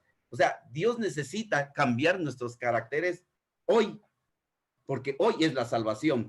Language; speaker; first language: Spanish; native; Spanish